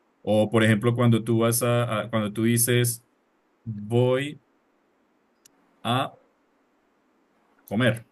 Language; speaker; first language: Spanish; non-native, fluent; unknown